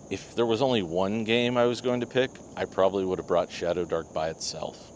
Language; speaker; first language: English; native; English